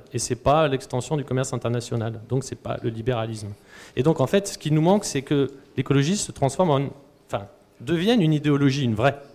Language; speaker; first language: French; native; French